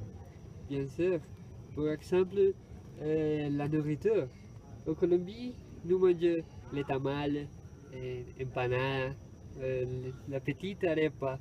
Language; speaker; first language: French; non-native, learner; Spanish